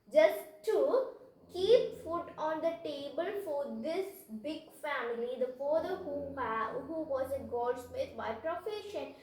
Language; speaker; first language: English; non-native, local second language; Malayalam